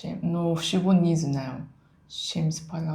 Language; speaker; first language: Russian; non-native, learner; Japanese